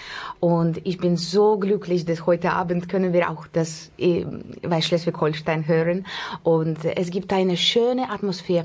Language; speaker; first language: German; non-native, learner; Russian